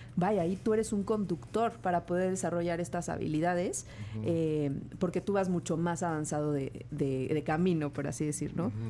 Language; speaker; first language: Spanish; native; Spanish